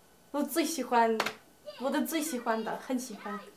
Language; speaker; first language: Chinese; non-native, learner; English